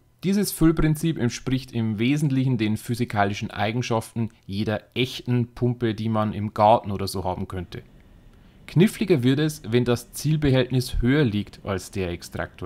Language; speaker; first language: German; native; German